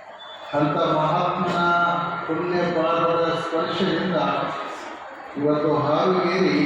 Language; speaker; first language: Kannada; native; Kannada